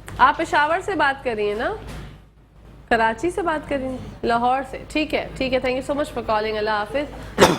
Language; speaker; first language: Urdu; native; Urdu